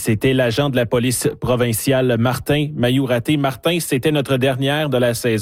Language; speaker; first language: French; native; French